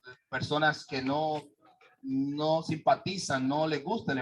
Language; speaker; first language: Spanish; native; Spanish